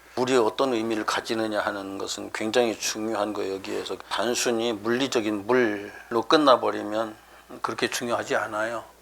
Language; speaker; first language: Korean; native; Korean